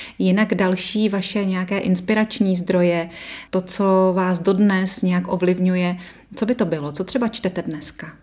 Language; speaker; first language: Czech; native; Czech